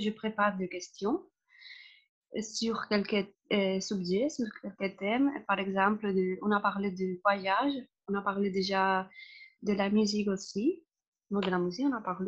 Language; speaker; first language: French; non-native, fluent; Spanish